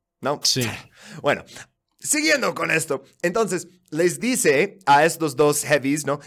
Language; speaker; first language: Spanish; non-native, fluent; English